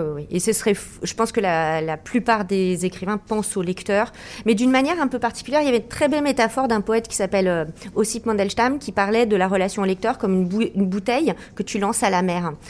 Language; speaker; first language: French; native; French